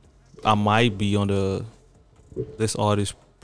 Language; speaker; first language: English; non-native, local second language; French